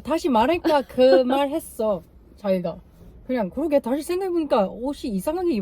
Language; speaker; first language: Korean; non-native, learner; English